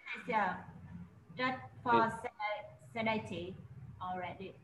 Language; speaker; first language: English; non-native, learner; Vietnamese